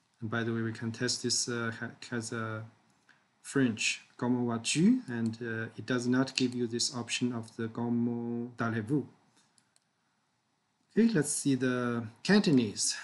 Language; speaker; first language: English; non-native, fluent; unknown